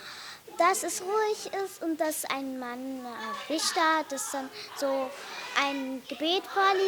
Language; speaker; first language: German; early bilingual, other home language; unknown